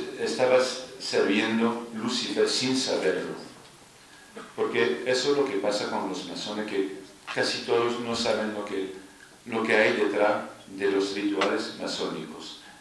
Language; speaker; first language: Spanish; early bilingual, heritage; French